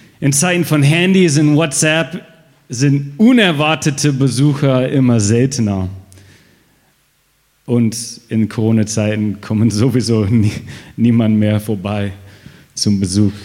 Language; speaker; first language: German; non-native, fluent; English